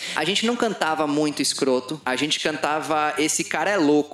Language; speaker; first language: Portuguese; early bilingual, other home language; Spanish